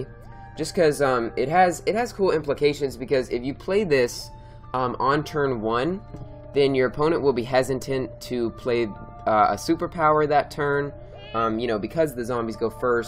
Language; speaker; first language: English; native; English